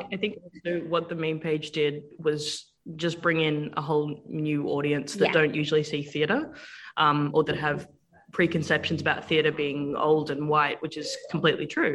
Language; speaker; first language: English; native; English